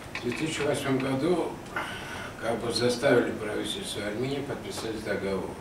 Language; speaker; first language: Russian; non-native, local second language; Armenian